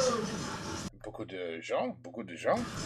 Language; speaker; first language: French; non-native, learner; English